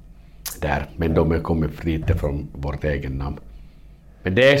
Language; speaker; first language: Swedish; non-native, learner; Finnish